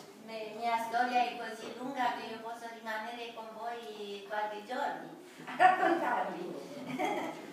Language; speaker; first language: Italian; non-native, fluent; Romanian